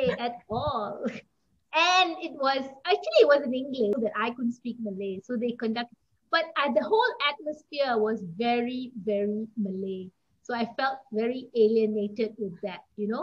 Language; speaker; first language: English; native; English